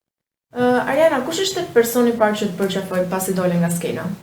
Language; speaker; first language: Albanian; native; Albanian